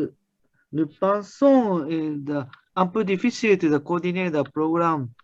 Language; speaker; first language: French; non-native, learner; Japanese